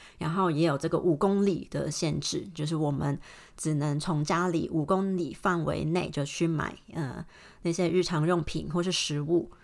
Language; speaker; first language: Chinese; non-native, fluent; Cantonese